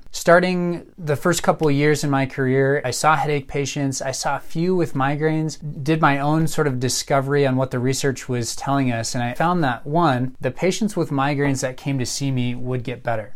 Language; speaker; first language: English; native; English